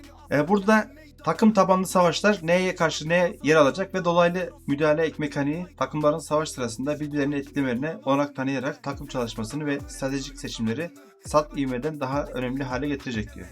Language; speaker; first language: Turkish; native; Turkish